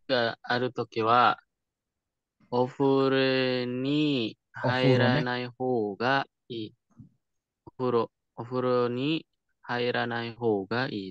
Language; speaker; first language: Japanese; non-native, learner; Indonesian